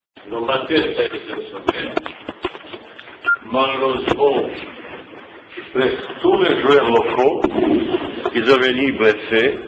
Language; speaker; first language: French; non-native, fluent; Bosnian